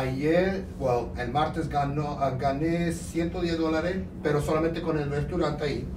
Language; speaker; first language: Spanish; non-native, learner; English